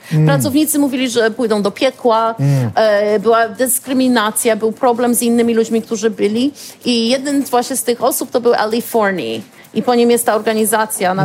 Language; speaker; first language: Polish; early bilingual, heritage; Polish